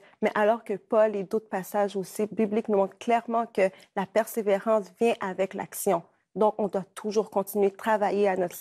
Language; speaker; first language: French; native; French